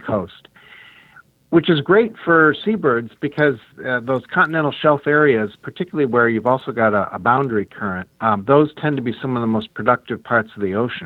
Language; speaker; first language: English; native; English